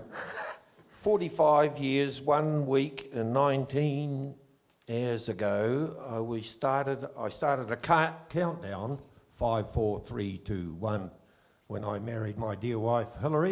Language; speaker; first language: English; native; English